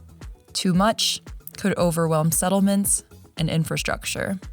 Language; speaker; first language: English; native; English